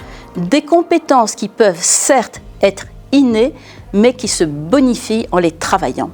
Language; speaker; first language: French; native; French